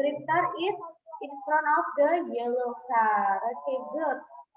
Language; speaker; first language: English; non-native, fluent; Indonesian